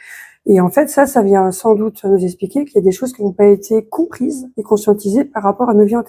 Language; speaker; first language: French; native; French